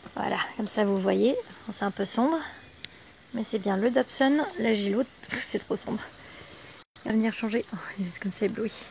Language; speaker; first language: French; native; French